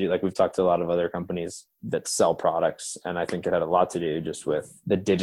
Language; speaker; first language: English; native; English